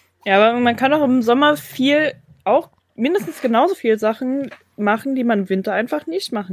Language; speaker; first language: German; native; German